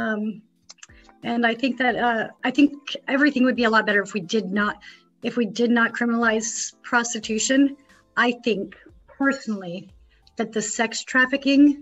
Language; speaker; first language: English; native; English